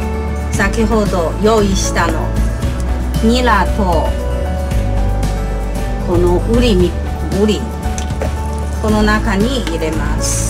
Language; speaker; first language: Japanese; non-native, learner; Chinese